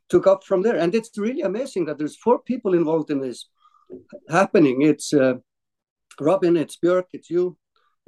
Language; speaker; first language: English; non-native, fluent; Icelandic